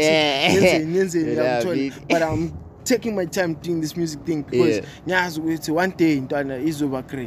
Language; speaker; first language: English; non-native, local second language; North Ndebele